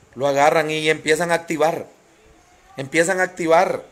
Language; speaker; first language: Spanish; native; Spanish